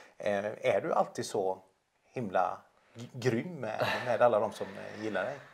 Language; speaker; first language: Swedish; native; Swedish